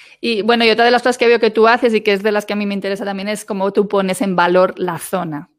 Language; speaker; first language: Spanish; native; Spanish